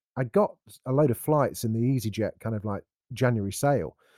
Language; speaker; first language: English; native; English